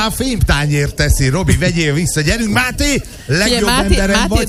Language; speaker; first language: Hungarian; native; Hungarian